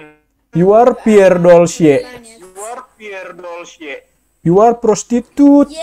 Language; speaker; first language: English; non-native, learner; Indonesian